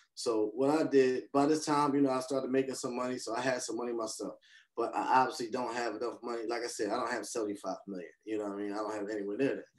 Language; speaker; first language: English; native; English